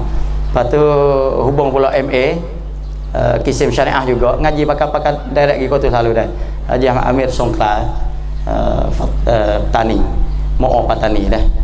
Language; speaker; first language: Malay; native; Malay